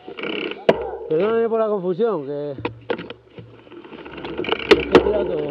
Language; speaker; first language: Spanish; native; Spanish